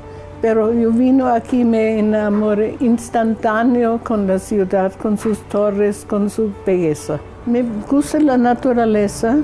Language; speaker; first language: Spanish; non-native, learner; German